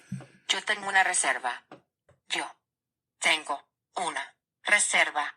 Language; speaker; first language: Spanish; non-native, learner; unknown